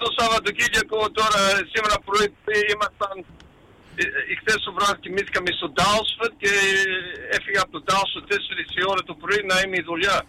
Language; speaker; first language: Greek; early bilingual, heritage; Greek